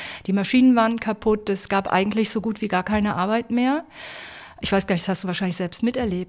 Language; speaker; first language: German; native; German